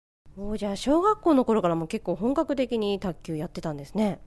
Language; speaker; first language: Japanese; native; Japanese